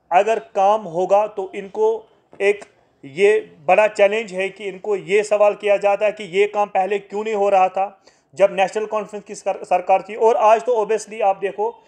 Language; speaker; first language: Hindi; non-native, local second language; Kashmiri